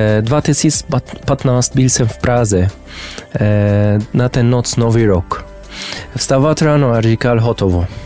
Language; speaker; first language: Czech; non-native, learner; Arabic